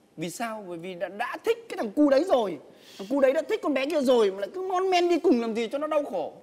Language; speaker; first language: Vietnamese; native; Vietnamese